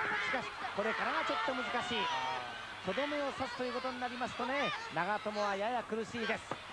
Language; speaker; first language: Japanese; native; Japanese